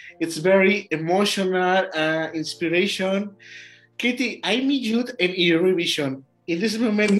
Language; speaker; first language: English; non-native, learner; Spanish